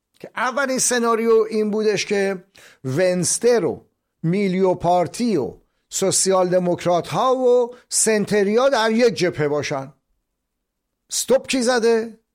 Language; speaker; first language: Persian; native; Persian